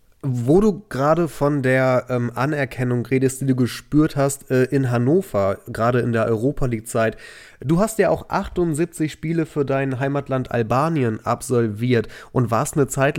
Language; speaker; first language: German; native; German